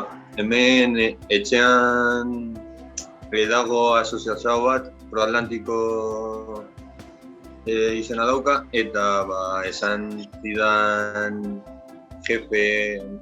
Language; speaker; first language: Basque; non-native, local second language; Spanish